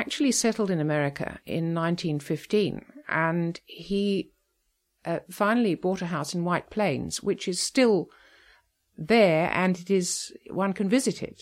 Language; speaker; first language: English; native; English